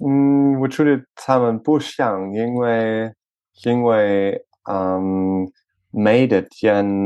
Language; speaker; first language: Chinese; non-native, learner; French